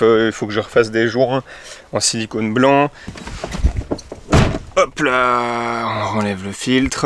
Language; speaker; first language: French; native; French